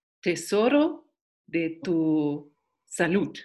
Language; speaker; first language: Spanish; non-native, learner; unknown